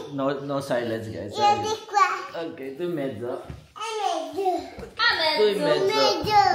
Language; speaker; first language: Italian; non-native, learner; Filipino